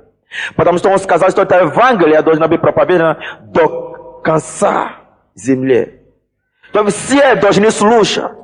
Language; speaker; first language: Russian; non-native, fluent; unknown